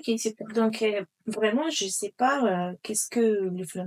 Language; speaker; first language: French; non-native, fluent; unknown